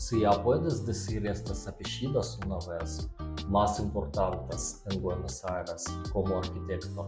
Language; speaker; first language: Spanish; non-native, learner; Russian